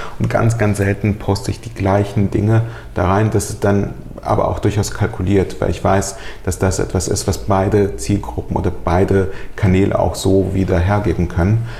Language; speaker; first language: German; early bilingual, other home language; Russian